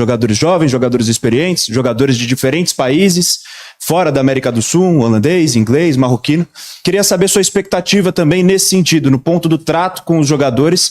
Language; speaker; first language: Portuguese; native; Portuguese